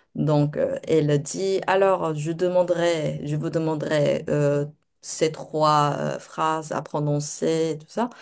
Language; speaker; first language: French; non-native, fluent; Japanese